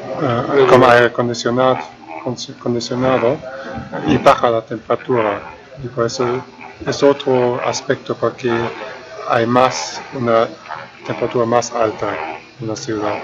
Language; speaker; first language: Spanish; non-native, fluent; German